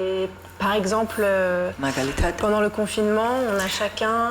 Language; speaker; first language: French; non-native, fluent; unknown